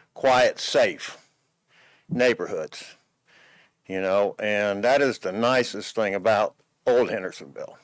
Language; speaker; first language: English; native; English